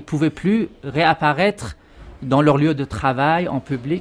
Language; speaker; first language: French; non-native, fluent; Persian